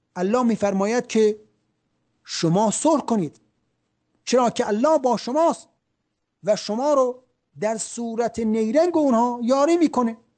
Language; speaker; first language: Persian; native; Persian